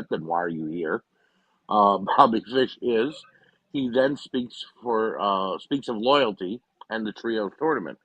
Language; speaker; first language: English; native; English